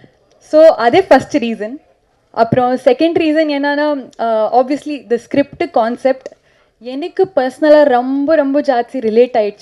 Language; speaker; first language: Tamil; non-native, local second language; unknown